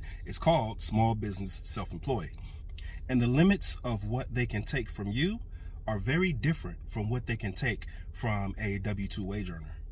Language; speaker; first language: English; native; English